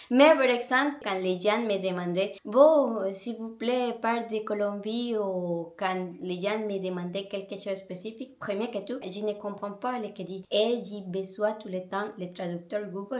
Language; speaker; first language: French; non-native, learner; Spanish